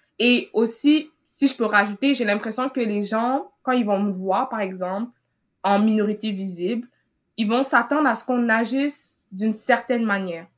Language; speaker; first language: French; early bilingual, other home language; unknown